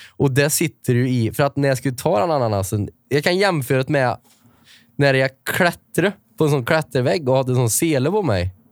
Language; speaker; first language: Swedish; native; Swedish